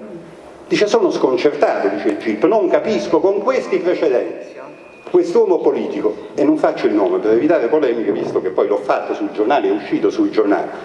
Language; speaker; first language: Italian; native; Italian